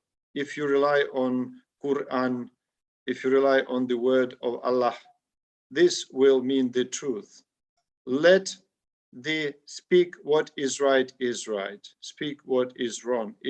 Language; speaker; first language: English; non-native, fluent; Russian